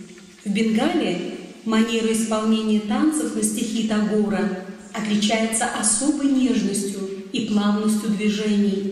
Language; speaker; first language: Russian; native; Russian